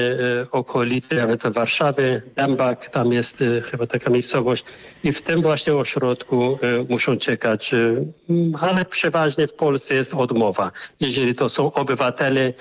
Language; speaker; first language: Polish; non-native, fluent; Arabic